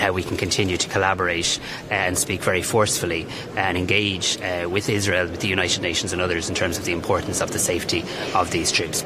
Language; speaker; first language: English; native; English